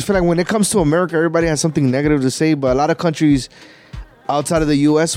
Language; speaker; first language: English; native; English